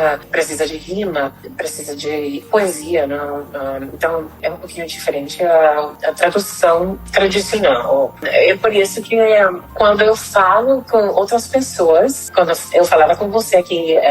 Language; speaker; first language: Portuguese; non-native, fluent; Spanish